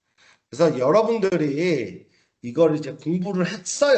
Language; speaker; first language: Korean; native; Korean